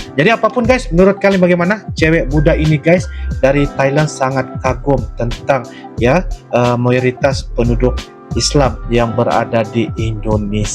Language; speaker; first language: Indonesian; non-native, local second language; Malay